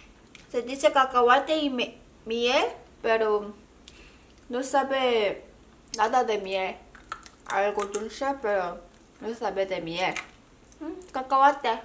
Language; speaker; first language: Spanish; non-native, learner; Korean